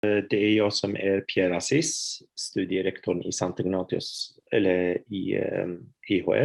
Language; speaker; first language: Swedish; non-native, fluent; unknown